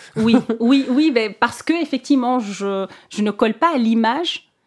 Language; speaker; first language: French; non-native, local second language; Arabic